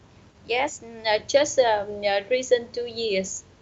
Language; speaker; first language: English; non-native, learner; Vietnamese